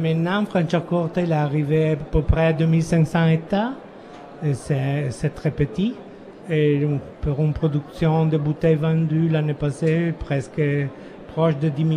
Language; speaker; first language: French; non-native, fluent; Italian